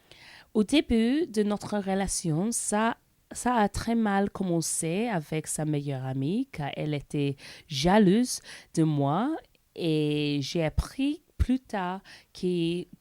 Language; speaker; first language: French; non-native, learner; English